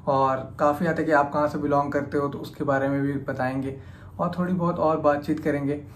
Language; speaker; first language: Hindi; native; Hindi